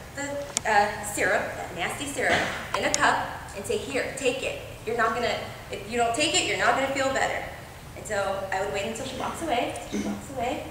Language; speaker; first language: English; native; English